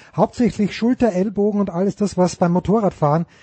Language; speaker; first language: German; native; German